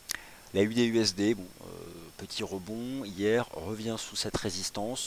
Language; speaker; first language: French; native; French